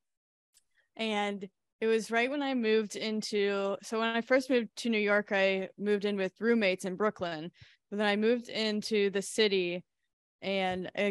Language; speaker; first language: English; native; English